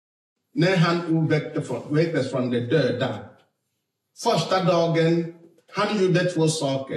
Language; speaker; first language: Swedish; non-native, fluent; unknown